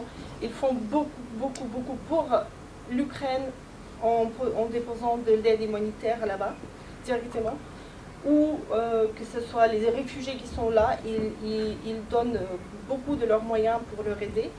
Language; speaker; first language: French; non-native, fluent; Ukrainian